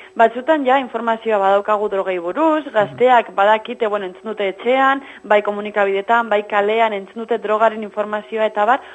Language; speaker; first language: Basque; non-native, local second language; Spanish